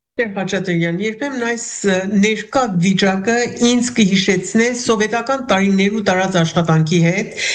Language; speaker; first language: Armenian; early bilingual, heritage; Armenian